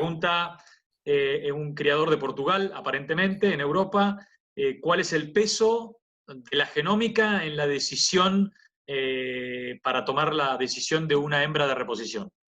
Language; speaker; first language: Spanish; native; Spanish